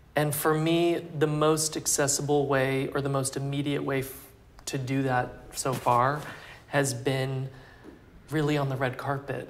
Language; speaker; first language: English; native; English